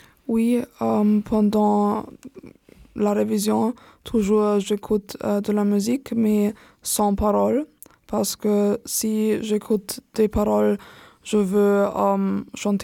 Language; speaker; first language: French; non-native, learner; German